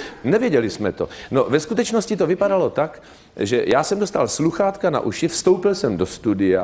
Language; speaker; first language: Czech; native; Czech